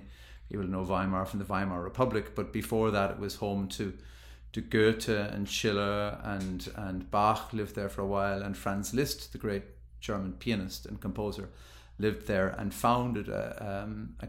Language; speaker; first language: English; native; English